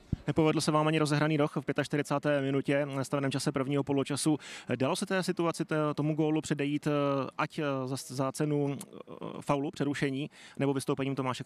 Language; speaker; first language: Czech; native; Czech